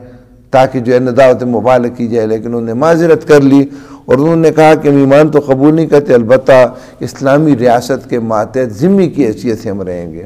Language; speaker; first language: Urdu; native; Urdu